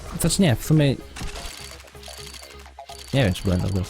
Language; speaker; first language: Polish; native; Polish